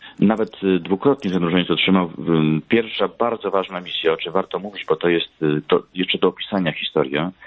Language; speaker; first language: Polish; native; Polish